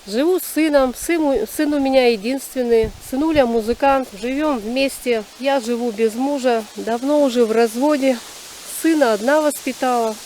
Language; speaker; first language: Russian; native; Russian